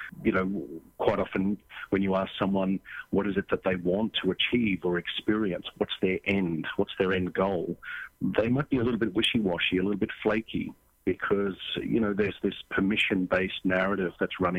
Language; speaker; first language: English; native; English